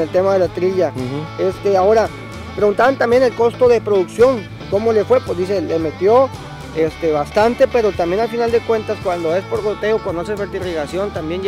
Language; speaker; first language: Spanish; native; Spanish